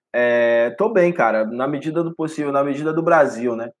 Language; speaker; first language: Portuguese; native; Portuguese